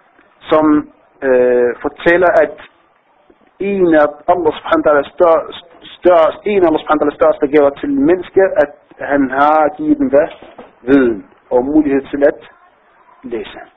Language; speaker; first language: Danish; non-native, fluent; Arabic